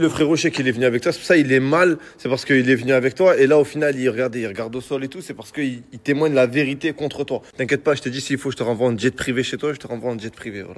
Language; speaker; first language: French; native; French